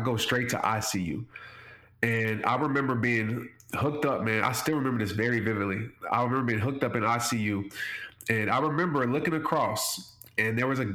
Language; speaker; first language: English; native; English